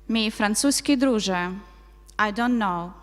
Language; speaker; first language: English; non-native, fluent; Ukrainian